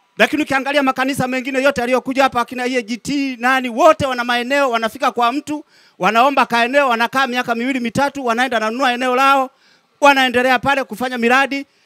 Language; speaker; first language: Swahili; non-native, local second language; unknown